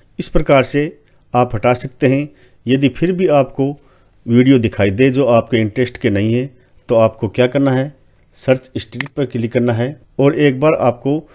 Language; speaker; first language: Hindi; native; Hindi